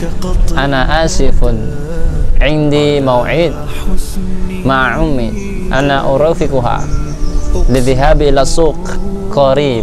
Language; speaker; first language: Arabic; non-native, learner; Indonesian